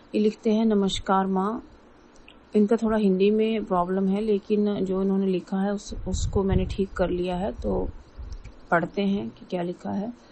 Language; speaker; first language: Hindi; native; Hindi